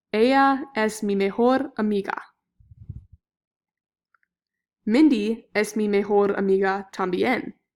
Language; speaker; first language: Spanish; non-native, learner; English